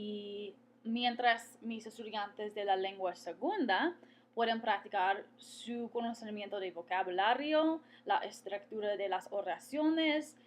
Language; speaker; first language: Spanish; non-native, fluent; English